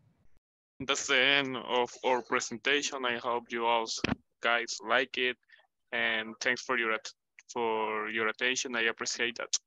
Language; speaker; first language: English; non-native, learner; Spanish